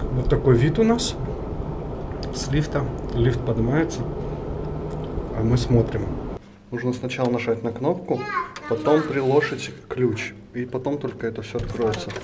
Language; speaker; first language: Russian; native; Russian